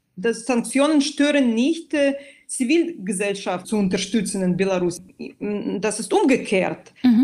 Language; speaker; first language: German; non-native, fluent; Belarusian